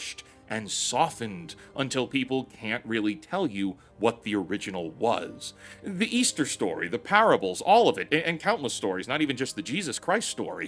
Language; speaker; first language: English; native; English